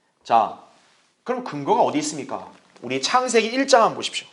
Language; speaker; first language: Korean; native; Korean